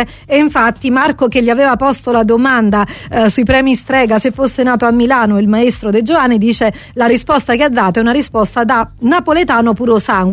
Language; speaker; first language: Italian; native; Italian